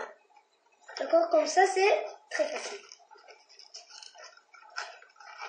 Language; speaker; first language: French; non-native, learner; Arabic